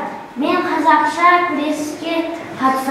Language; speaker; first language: Kazakh; non-native, local second language; Uzbek